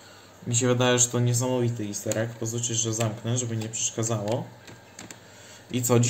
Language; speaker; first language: Polish; native; Polish